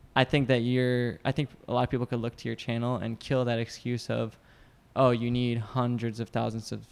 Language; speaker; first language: English; native; English